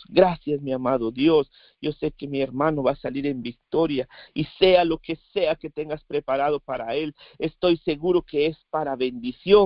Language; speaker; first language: Spanish; native; Spanish